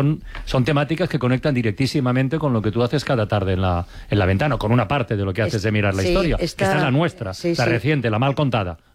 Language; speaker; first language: Spanish; native; Spanish